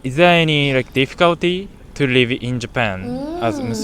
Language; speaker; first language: English; non-native, fluent; Japanese